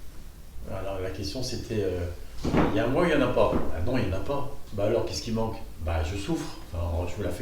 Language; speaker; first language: French; native; French